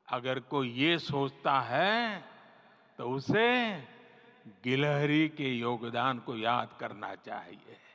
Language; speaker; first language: Hindi; non-native, local second language; Gujarati